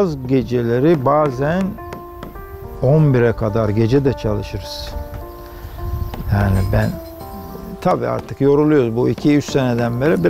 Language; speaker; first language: Turkish; native; Turkish